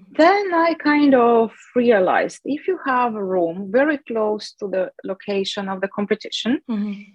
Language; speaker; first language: English; non-native, fluent; Russian